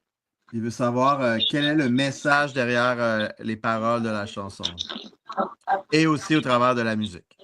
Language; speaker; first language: French; native; French